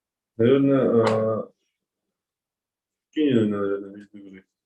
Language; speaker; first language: Russian; non-native, learner; Kazakh